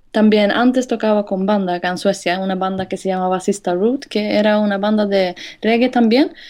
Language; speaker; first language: Spanish; non-native, fluent; Swedish